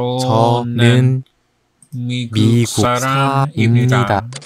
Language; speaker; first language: Korean; non-native, learner; English